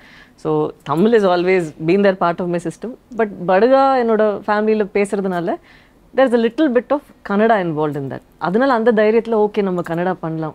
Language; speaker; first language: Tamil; non-native, local second language; Badaga